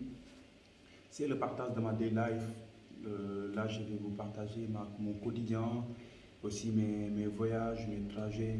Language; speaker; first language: French; non-native, local second language; Wolof